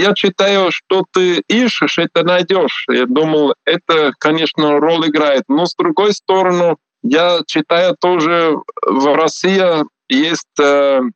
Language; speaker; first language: Russian; non-native, learner; Swiss German